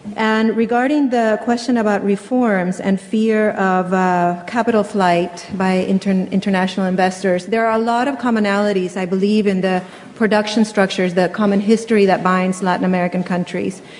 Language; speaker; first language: English; native; English